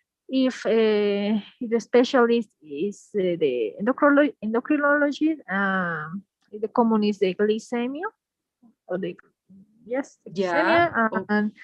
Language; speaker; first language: English; non-native, learner; Spanish